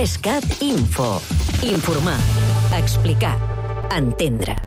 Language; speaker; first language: Catalan; native; Catalan